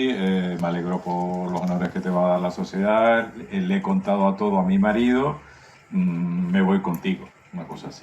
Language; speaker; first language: Spanish; native; Spanish